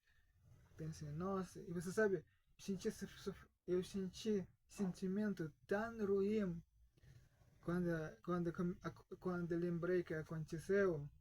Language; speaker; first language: Portuguese; non-native, fluent; Russian